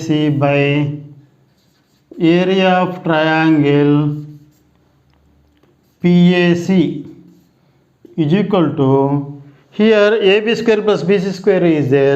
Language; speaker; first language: English; non-native, local second language; Telugu